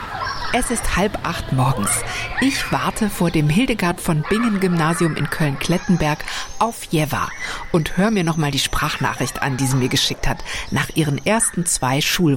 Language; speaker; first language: German; native; German